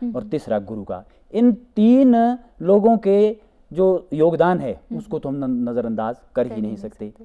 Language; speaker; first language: Hindi; native; Hindi